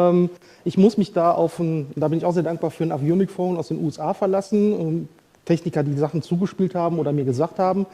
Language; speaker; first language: German; native; German